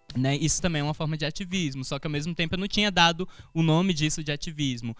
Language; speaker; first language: Portuguese; native; Portuguese